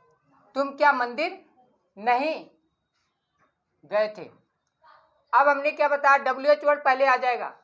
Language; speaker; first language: Hindi; native; Hindi